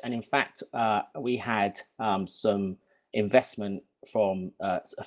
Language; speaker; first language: English; native; English